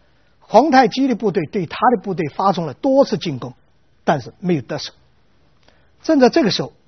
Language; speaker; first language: Chinese; native; Chinese